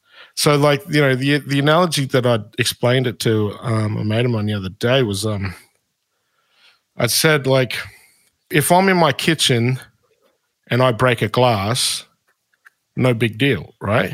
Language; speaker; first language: English; native; English